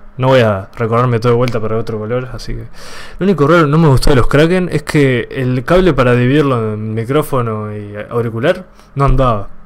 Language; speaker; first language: Spanish; native; Spanish